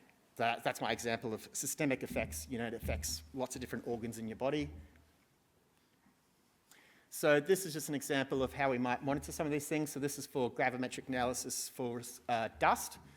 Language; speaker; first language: English; native; English